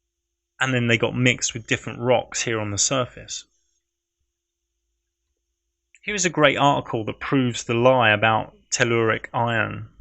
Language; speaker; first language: English; native; English